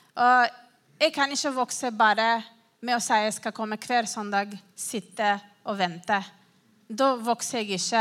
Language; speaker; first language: Norwegian; non-native, fluent; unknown